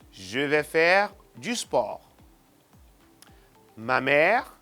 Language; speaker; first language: French; non-native, fluent; Spanish